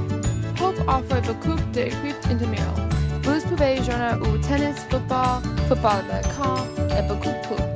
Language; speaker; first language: French; non-native, learner; English